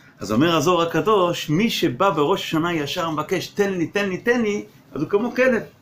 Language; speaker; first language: Hebrew; non-native, fluent; English